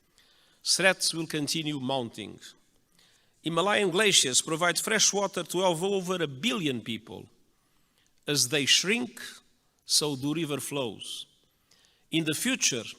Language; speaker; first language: English; non-native, fluent; Portuguese